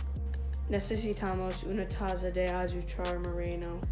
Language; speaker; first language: Spanish; non-native, learner; English